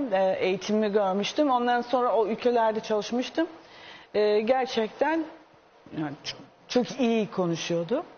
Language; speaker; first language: Turkish; non-native, fluent; English